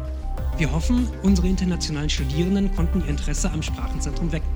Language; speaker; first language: German; native; German